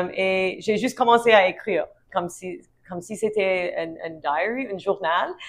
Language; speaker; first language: French; non-native, learner; English